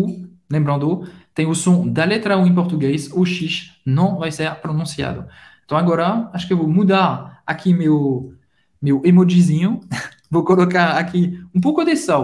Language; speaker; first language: Portuguese; non-native, fluent; French